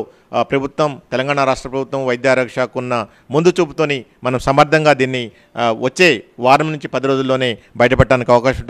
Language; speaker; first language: Telugu; native; Telugu